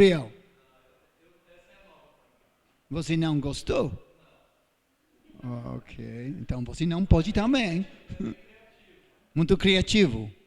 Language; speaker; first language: Portuguese; non-native, fluent; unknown